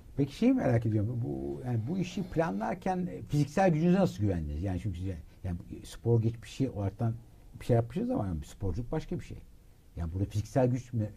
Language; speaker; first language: Turkish; early bilingual, heritage; Turkish